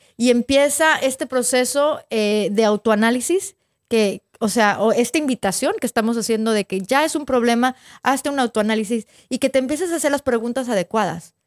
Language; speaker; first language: Spanish; native; Spanish